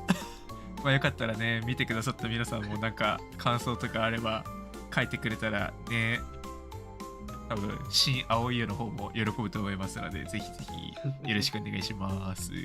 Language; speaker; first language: Japanese; native; Japanese